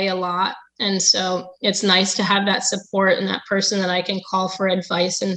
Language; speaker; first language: English; native; English